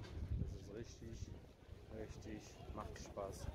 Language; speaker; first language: German; non-native, learner; Persian